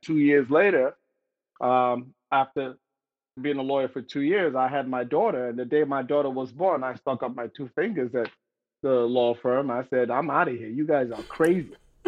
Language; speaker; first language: English; non-native, local second language; Igbo